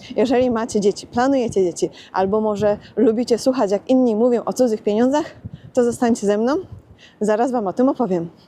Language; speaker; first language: Polish; native; Polish